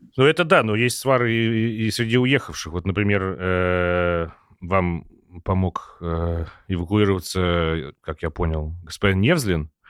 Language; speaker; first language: Russian; native; Russian